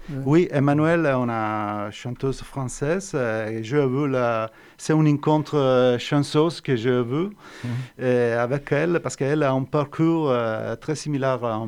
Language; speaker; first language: French; non-native, fluent; Italian